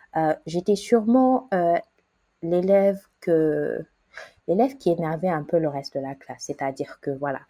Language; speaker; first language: French; non-native, local second language; Wolof